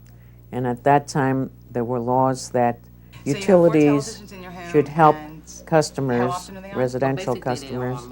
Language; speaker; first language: English; native; English